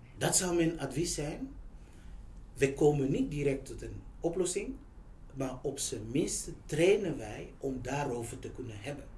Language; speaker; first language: Dutch; non-native, fluent; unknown